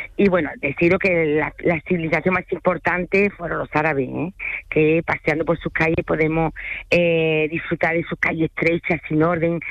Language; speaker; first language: Spanish; early bilingual, other home language; French